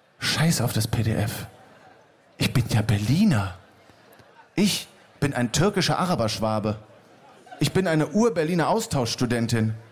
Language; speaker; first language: German; native; German